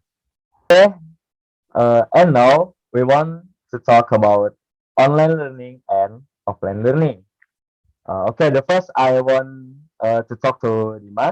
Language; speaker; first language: English; non-native, learner; Indonesian